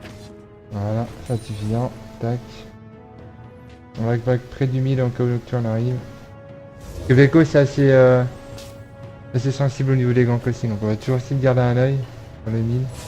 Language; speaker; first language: French; native; French